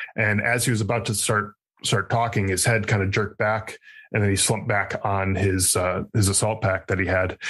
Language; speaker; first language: English; native; English